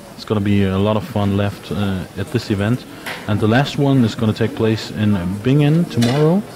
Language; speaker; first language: English; non-native, fluent; German